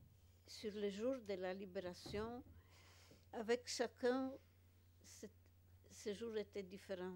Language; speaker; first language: French; non-native, fluent; Polish